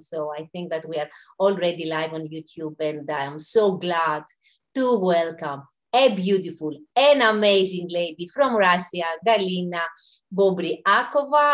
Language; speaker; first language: English; non-native, fluent; Greek